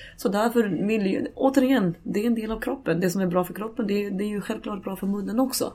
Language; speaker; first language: Swedish; early bilingual, other home language; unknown